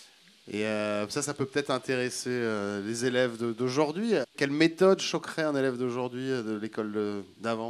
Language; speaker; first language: French; native; French